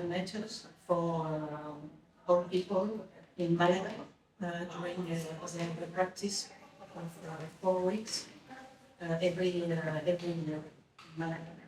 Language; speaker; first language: English; non-native, learner; French